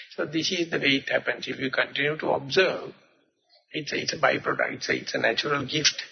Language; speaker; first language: English; non-native, local second language; Sinhala